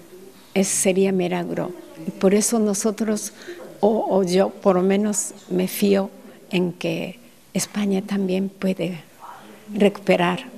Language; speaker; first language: Spanish; non-native, fluent; Japanese